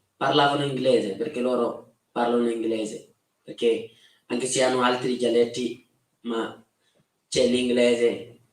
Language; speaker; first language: Italian; non-native, fluent; Wolof